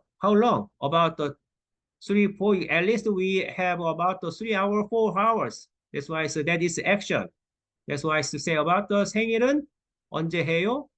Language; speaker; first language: English; non-native, learner; Korean